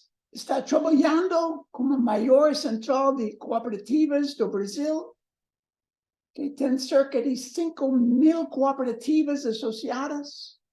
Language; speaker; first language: Portuguese; non-native, learner; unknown